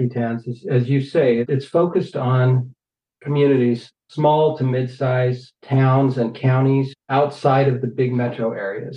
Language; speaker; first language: English; native; English